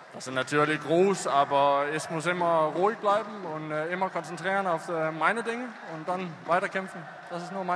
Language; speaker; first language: German; non-native, learner; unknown